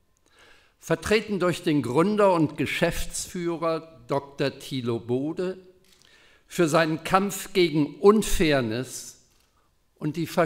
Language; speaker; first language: German; native; German